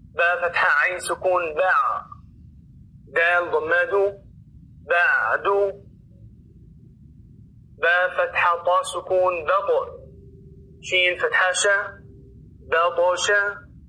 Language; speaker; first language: Arabic; non-native, fluent; Oromo